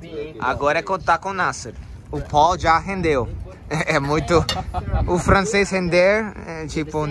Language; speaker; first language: Portuguese; non-native, learner; English